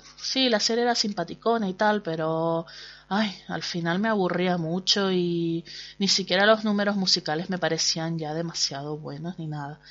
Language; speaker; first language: Spanish; native; Spanish